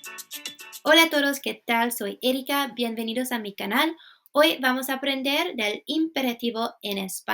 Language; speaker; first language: Spanish; non-native, fluent; English